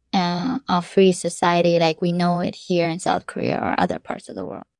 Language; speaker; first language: English; non-native, fluent; Korean